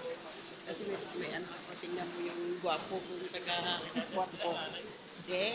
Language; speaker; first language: Filipino; non-native, local second language; Cebuano